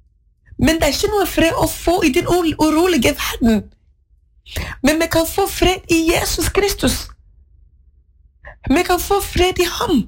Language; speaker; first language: Norwegian; non-native, fluent; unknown